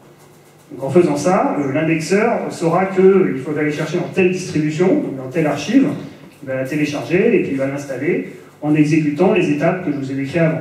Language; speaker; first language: French; native; French